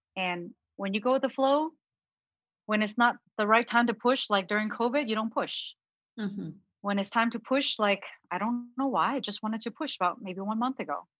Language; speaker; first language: English; early bilingual, other home language; Cantonese